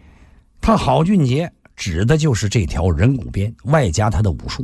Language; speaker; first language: Chinese; native; Chinese